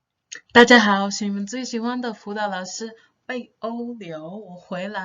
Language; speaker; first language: Chinese; non-native, fluent; English